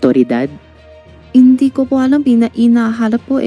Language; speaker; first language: Filipino; non-native, learner; Chinese